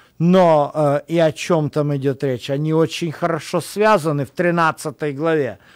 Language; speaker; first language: Russian; native; Russian